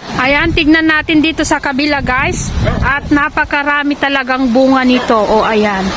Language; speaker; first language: Filipino; non-native, local second language; Iloko